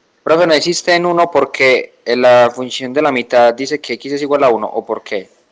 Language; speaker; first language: Spanish; native; Spanish